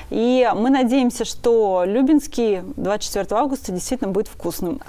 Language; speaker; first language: Russian; native; Russian